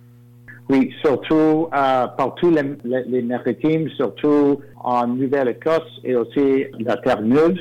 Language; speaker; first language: French; non-native, local second language; English